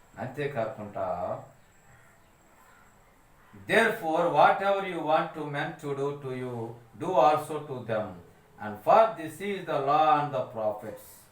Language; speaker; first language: English; non-native, local second language; Telugu